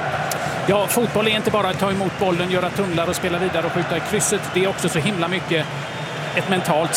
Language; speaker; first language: Swedish; native; Swedish